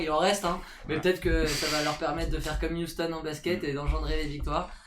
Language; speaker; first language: French; native; French